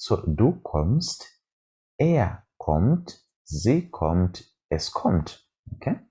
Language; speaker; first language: German; non-native, fluent; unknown